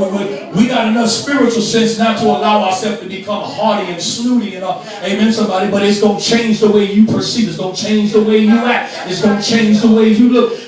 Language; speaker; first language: English; native; English